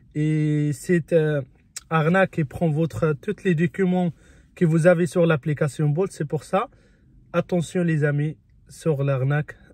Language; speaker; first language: French; early bilingual, other home language; Spanish